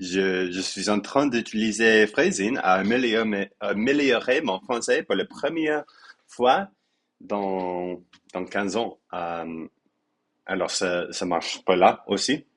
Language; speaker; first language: French; non-native, learner; English